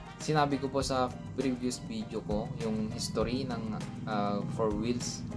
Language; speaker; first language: Filipino; non-native, local second language; Iloko